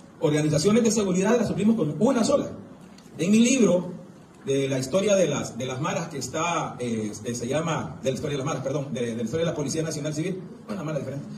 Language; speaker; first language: Spanish; native; Spanish